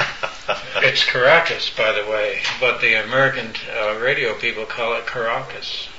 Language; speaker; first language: English; native; English